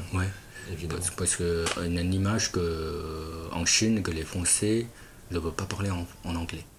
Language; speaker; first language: French; non-native, fluent; Chinese